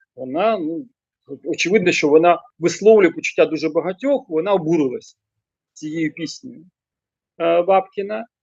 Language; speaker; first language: Ukrainian; non-native, local second language; Russian